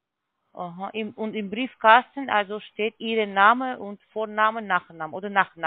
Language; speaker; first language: German; non-native, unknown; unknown